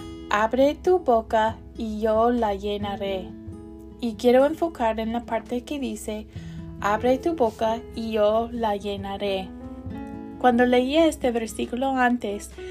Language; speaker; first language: Spanish; non-native, learner; English